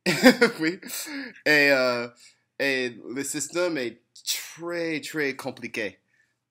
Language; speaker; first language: French; non-native, learner; English